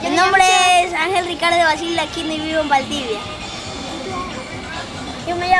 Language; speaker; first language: Spanish; native; Spanish